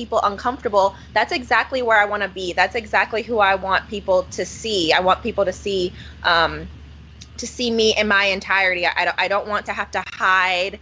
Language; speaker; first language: English; native; English